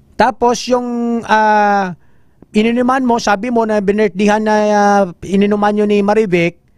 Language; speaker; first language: Filipino; non-native, local second language; Hiligaynon